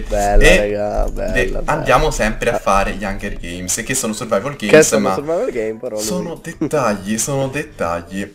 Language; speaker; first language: Italian; native; Italian